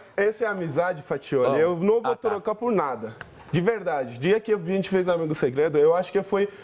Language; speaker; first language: Portuguese; non-native, fluent; Persian